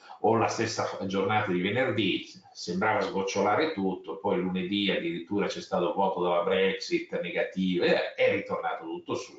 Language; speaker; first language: Italian; native; Italian